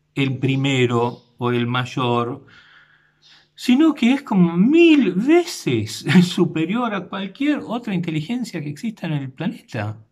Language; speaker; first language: Spanish; native; Spanish